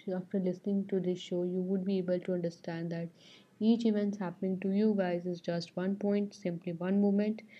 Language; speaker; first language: English; non-native, local second language; Hindi